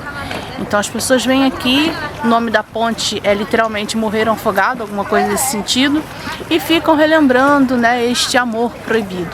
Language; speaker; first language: Portuguese; native; Portuguese